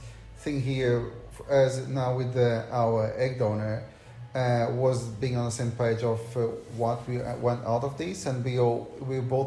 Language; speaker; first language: English; non-native, fluent; Portuguese